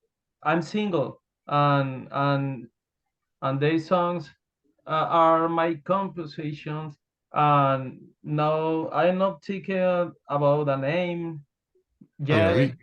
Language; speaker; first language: English; non-native, learner; Spanish